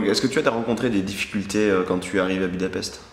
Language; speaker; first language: French; native; French